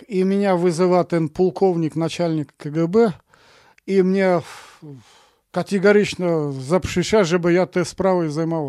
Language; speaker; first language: Polish; non-native, fluent; Russian